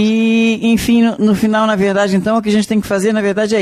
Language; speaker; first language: Portuguese; native; Portuguese